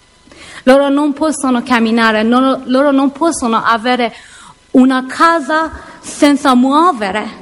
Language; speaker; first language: Italian; non-native, learner; Persian